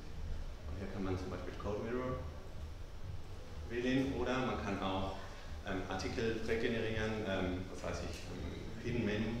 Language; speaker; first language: German; non-native, fluent; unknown